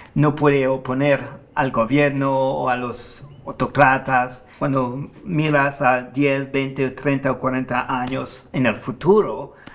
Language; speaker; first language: Spanish; non-native, fluent; French